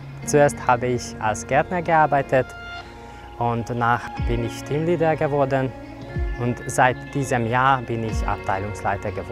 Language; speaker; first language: German; non-native, fluent; Hungarian